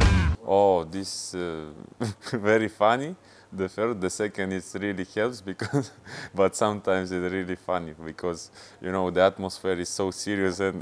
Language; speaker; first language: English; non-native, fluent; Russian